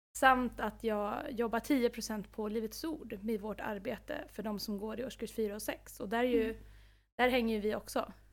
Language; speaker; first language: Swedish; native; Swedish